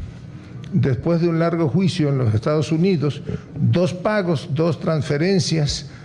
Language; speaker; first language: Spanish; native; Spanish